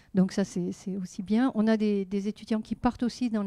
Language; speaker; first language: French; native; French